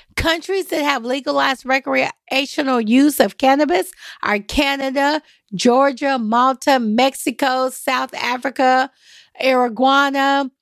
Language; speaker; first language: English; native; English